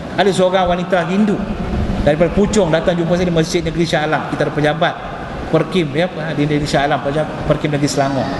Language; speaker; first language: Malay; non-native, local second language; Tamil